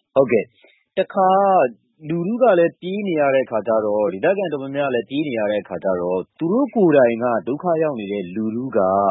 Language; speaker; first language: Burmese; native; Burmese